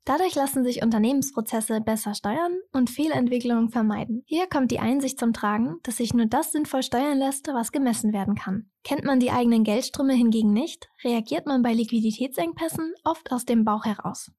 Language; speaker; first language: German; native; German